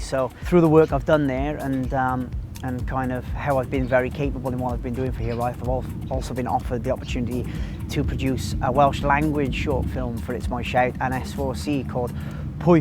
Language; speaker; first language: English; native; English